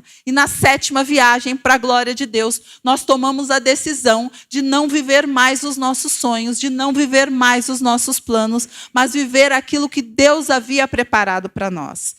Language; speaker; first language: Portuguese; native; Portuguese